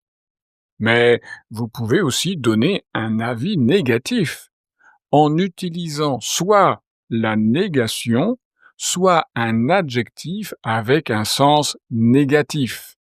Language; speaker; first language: French; native; French